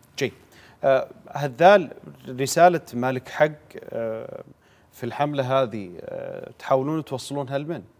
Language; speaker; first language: Arabic; native; Arabic